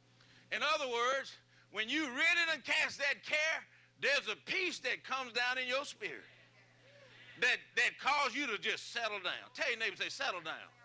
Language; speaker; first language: English; native; English